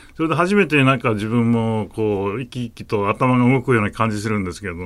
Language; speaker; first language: Japanese; native; Japanese